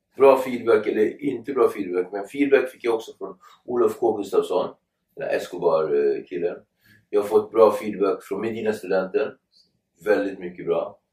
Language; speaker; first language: Swedish; early bilingual, other home language; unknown